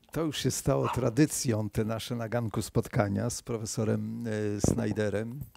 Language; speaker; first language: Polish; native; Polish